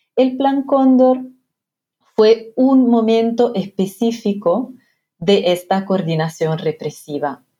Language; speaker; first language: Spanish; non-native, fluent; Italian